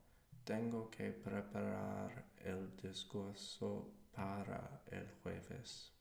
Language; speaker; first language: Spanish; non-native, learner; English